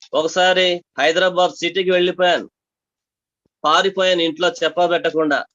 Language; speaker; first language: Telugu; non-native, local second language; Tamil